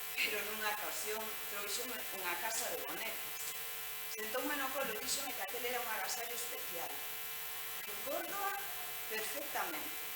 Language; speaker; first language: Galician; native; Galician